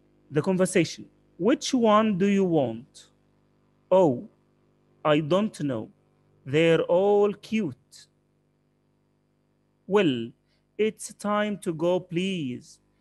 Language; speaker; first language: English; non-native, fluent; Arabic